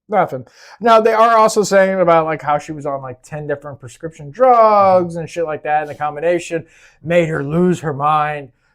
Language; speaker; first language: English; native; English